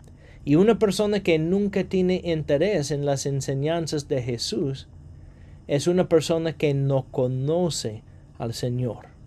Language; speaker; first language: Spanish; non-native, fluent; English